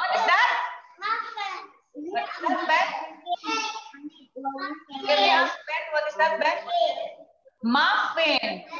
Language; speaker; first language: English; non-native, learner; Indonesian